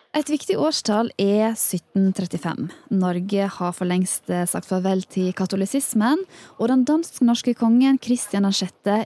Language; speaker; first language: Norwegian; native; Norwegian